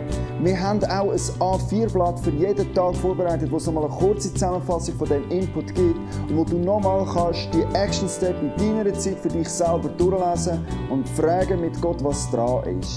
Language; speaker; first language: German; native; German